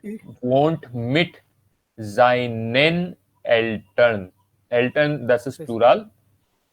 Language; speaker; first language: German; non-native, learner; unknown